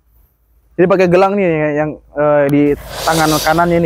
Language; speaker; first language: Indonesian; non-native, local second language; Sundanese